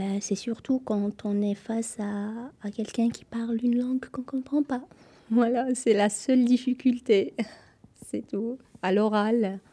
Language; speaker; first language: French; non-native, local second language; Kabyle